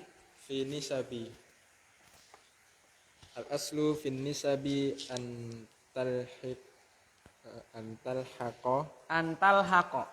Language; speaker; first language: Arabic; non-native, learner; Indonesian